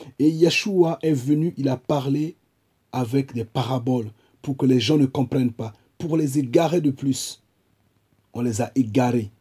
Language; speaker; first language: French; non-native, local second language; Kongo